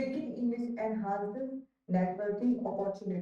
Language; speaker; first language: English; non-native, learner; Hindi